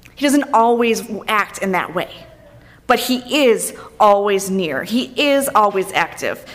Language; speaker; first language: English; native; English